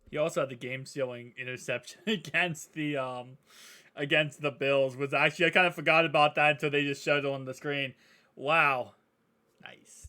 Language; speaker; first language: English; native; English